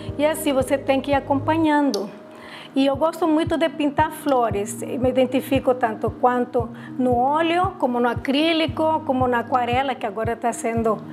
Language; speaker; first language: Portuguese; non-native, fluent; Spanish